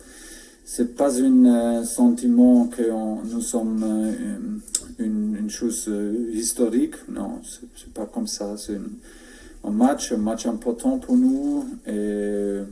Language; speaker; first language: French; non-native, fluent; German